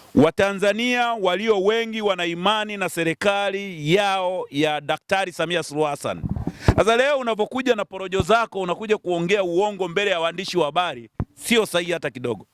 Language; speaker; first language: Swahili; native; Swahili